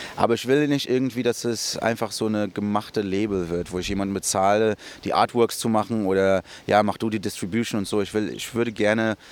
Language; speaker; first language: German; early bilingual, other home language; Portuguese